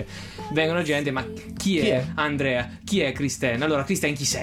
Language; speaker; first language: Italian; native; Italian